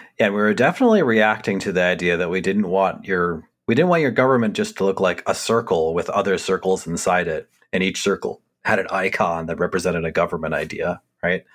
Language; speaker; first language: English; native; English